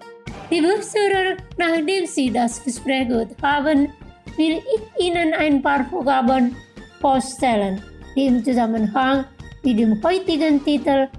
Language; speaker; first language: German; non-native, fluent; Indonesian